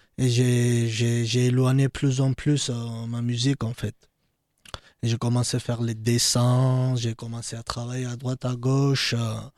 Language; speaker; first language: French; non-native, learner; Georgian